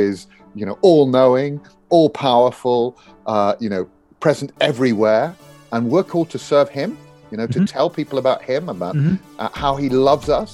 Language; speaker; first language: English; native; English